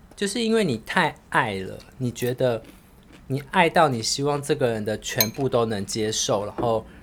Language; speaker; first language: Chinese; native; Chinese